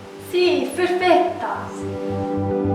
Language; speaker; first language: Italian; non-native, learner; Mongolian